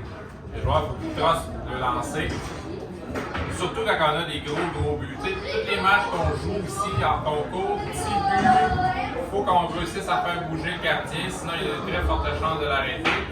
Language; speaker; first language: French; native; French